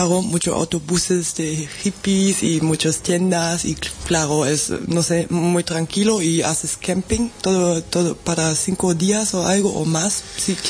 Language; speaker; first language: Spanish; non-native, fluent; German